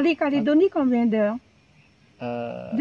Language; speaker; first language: French; non-native, local second language; Javanese